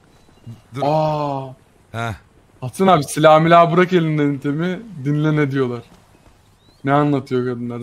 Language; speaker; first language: Turkish; native; Turkish